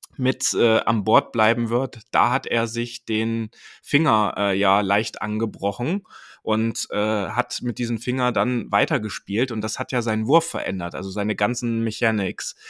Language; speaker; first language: German; native; German